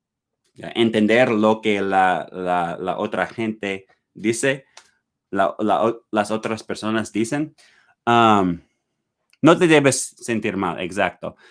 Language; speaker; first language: Spanish; non-native, learner; English